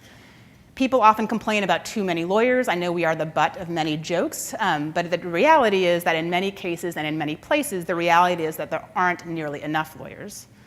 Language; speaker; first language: English; native; English